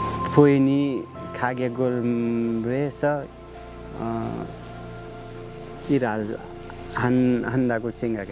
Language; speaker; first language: Korean; non-native, learner; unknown